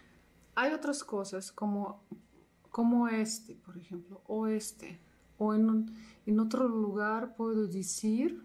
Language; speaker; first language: Spanish; non-native, fluent; Russian